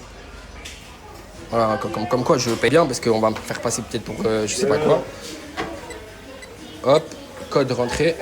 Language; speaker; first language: French; native; French